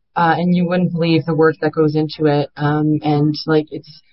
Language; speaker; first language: English; native; English